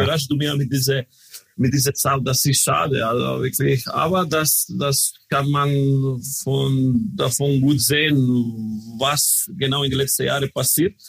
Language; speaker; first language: German; non-native, learner; Croatian